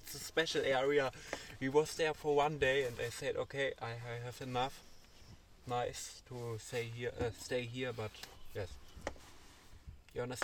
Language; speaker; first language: English; non-native, learner; German